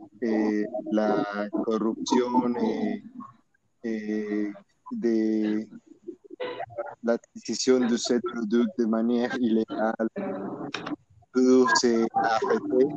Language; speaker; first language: French; non-native, learner; Spanish